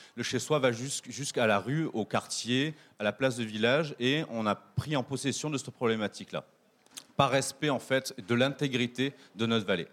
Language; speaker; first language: French; native; French